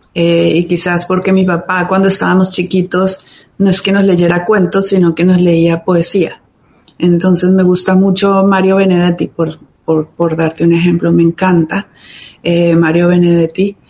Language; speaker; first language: Spanish; native; Spanish